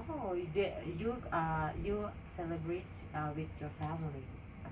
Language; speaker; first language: English; non-native, learner; Indonesian